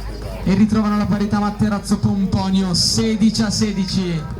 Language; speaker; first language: Italian; native; Italian